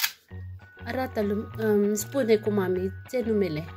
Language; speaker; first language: Romanian; non-native, learner; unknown